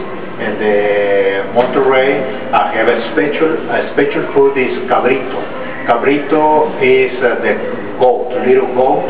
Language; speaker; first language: English; non-native, learner; Spanish